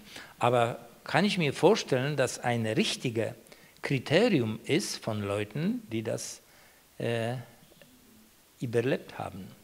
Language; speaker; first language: German; non-native, fluent; Polish